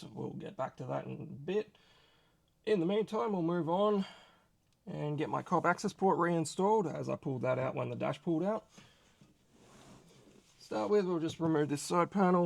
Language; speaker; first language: English; native; English